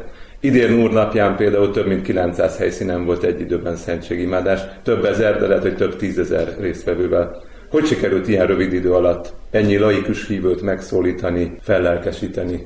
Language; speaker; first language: Hungarian; native; Hungarian